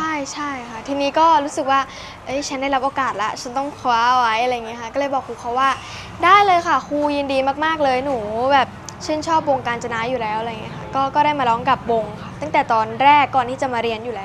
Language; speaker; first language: Thai; native; Thai